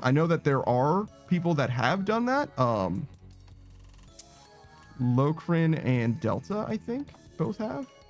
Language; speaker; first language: English; native; English